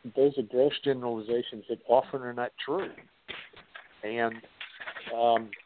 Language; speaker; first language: English; native; English